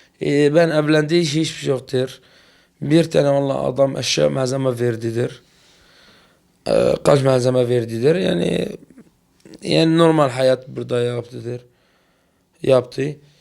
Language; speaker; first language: Turkish; non-native, learner; Arabic